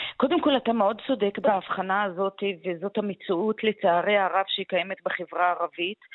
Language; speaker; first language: Hebrew; non-native, local second language; Arabic